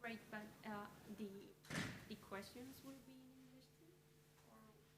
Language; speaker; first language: English; non-native, fluent; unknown